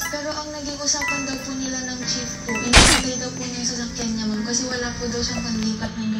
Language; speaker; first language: Filipino; native; Filipino